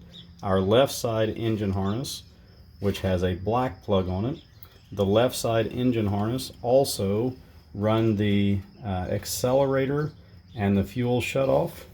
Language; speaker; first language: English; native; English